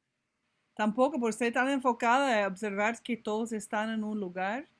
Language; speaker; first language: Spanish; non-native, fluent; English